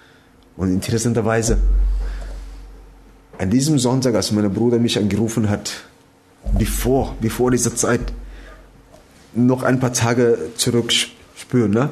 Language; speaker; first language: German; non-native, fluent; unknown